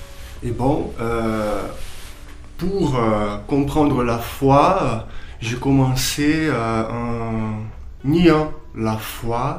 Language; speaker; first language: French; non-native, fluent; Portuguese